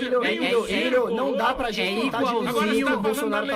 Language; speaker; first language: Portuguese; native; Portuguese